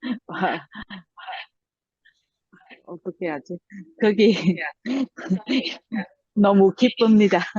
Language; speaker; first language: Korean; non-native, learner; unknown